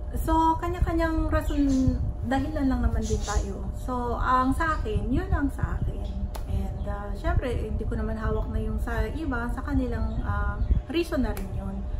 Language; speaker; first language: Filipino; native; Filipino